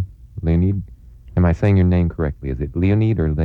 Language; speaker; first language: English; native; English